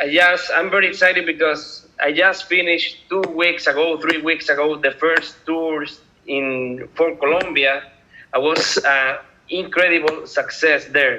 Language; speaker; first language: English; non-native, learner; Spanish